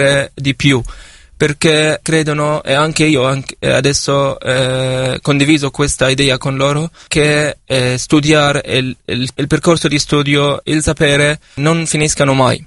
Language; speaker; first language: Italian; non-native, fluent; Arabic